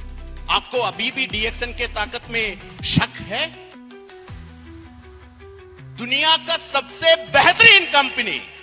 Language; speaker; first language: Hindi; non-native, fluent; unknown